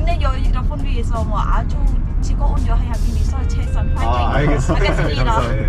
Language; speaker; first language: Korean; non-native, learner; Khmer